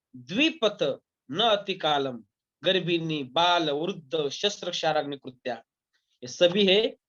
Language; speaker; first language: Hindi; non-native, local second language; Marathi